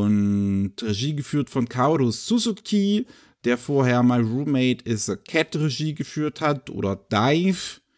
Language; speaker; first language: German; native; German